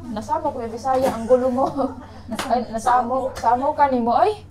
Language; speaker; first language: Filipino; non-native, local second language; Cebuano